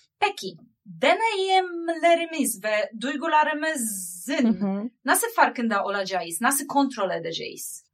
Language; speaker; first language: Turkish; non-native, learner; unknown